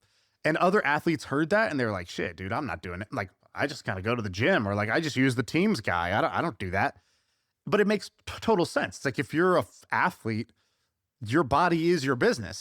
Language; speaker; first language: English; native; English